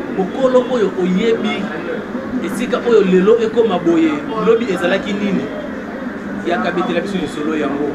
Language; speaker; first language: Lingala; native; Lingala